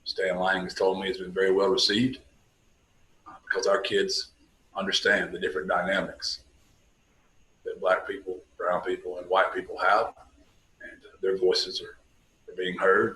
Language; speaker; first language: English; native; English